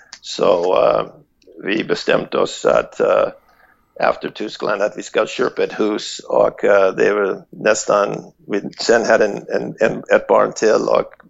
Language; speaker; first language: Swedish; non-native, fluent; English